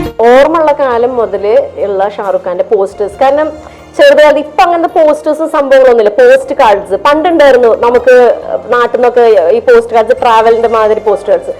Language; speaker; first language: Malayalam; early bilingual, heritage; Malayalam